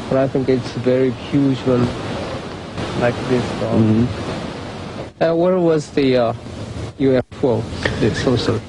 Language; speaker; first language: English; non-native, learner; Japanese